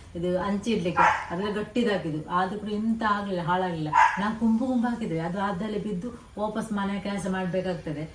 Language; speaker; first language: Kannada; non-native, local second language; Tulu